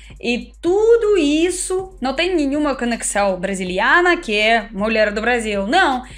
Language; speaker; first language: Portuguese; non-native, fluent; Russian